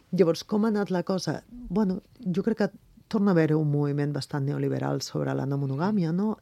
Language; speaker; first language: Catalan; non-native, local second language; Spanish